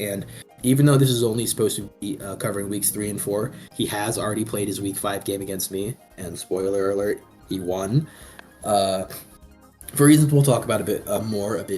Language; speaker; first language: English; native; English